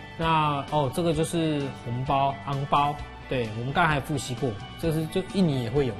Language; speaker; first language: Chinese; native; Chinese